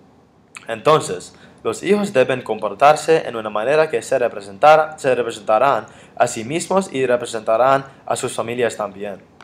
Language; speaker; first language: Spanish; non-native, fluent; English